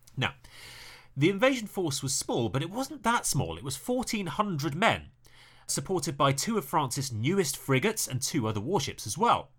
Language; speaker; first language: English; native; English